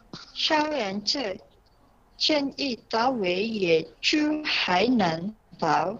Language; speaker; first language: Chinese; non-native, learner; Indonesian